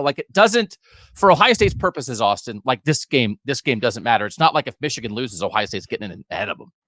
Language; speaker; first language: English; native; English